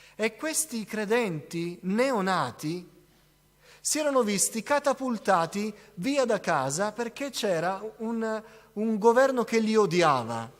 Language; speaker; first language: Italian; native; Italian